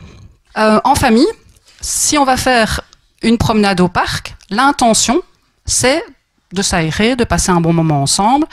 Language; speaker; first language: French; native; French